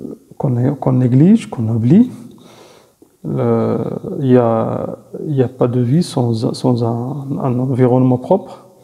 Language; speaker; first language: French; non-native, fluent; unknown